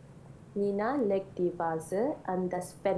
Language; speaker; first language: German; non-native, learner; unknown